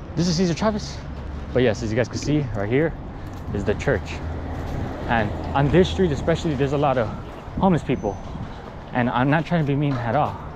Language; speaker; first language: English; native; English